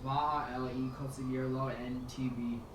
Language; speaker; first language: Spanish; non-native, learner; English